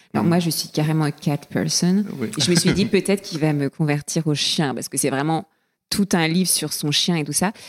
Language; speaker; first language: French; native; French